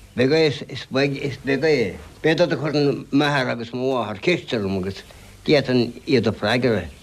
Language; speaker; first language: Irish; non-native, local second language; English